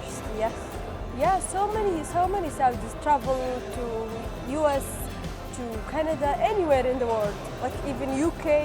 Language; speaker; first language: English; non-native, fluent; Arabic